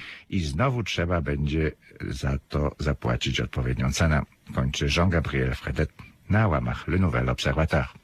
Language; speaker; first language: Polish; native; Polish